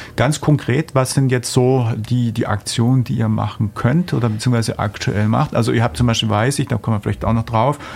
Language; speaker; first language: German; native; German